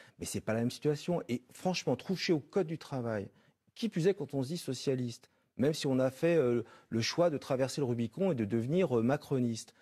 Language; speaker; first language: French; native; French